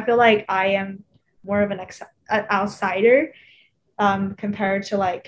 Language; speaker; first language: English; non-native, fluent; Chinese